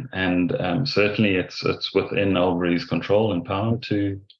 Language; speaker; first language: English; native; English